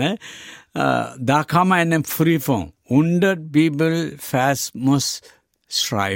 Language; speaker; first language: German; non-native, learner; Tamil